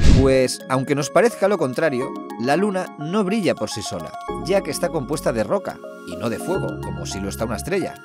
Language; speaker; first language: Spanish; native; Spanish